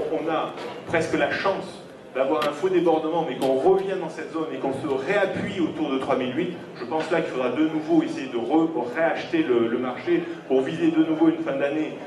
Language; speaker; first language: French; native; French